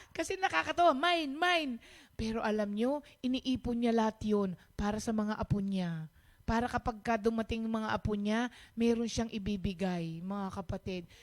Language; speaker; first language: Filipino; non-native, local second language; Pampanga